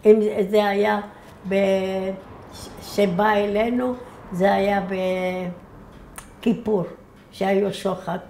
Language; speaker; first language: Hebrew; early bilingual, other home language; Arabic